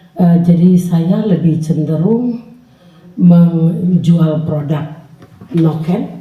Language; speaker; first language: Indonesian; native; Indonesian